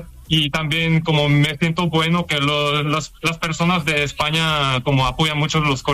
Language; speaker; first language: Spanish; non-native, fluent; Korean